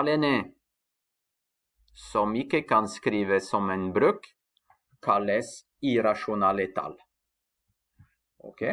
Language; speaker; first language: Norwegian; non-native, fluent; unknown